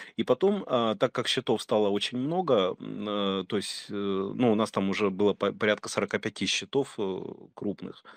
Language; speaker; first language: Russian; native; Russian